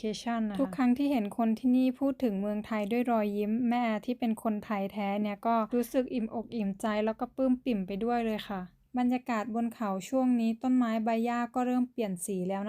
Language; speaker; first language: Thai; native; Thai